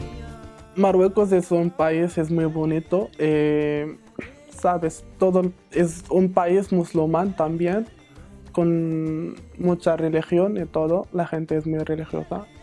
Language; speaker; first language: Spanish; non-native, fluent; Arabic